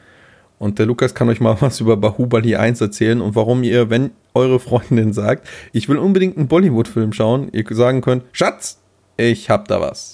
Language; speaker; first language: German; native; German